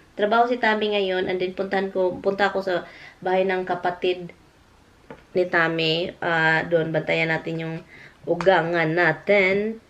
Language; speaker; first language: Filipino; non-native, local second language; Cebuano